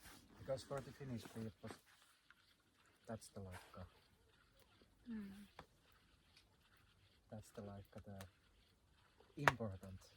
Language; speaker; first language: English; non-native, learner; Finnish